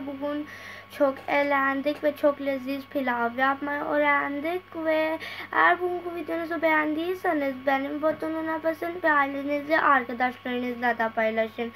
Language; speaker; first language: Turkish; non-native, fluent; Urdu